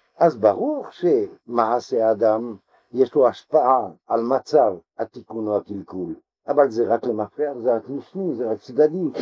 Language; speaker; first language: Hebrew; non-native, fluent; French